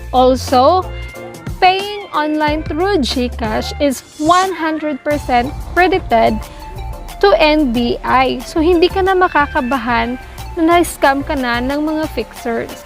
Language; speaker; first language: Filipino; non-native, local second language; Cebuano